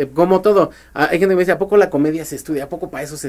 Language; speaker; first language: Spanish; native; Spanish